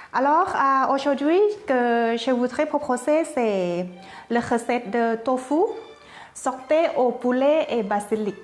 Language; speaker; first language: French; non-native, learner; Thai